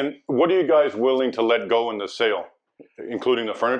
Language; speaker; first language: English; native; English